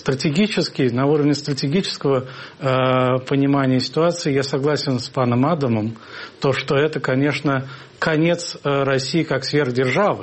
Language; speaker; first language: Russian; native; Russian